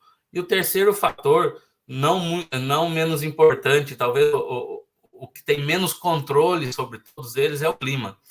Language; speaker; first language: Portuguese; native; Portuguese